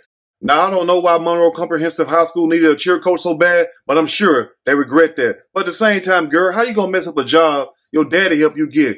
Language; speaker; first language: English; native; English